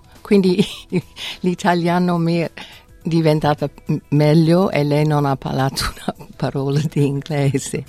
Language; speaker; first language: Italian; non-native, fluent; English